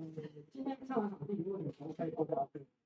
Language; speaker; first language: Chinese; native; Chinese